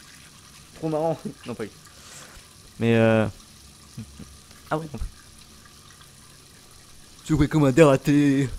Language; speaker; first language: French; native; French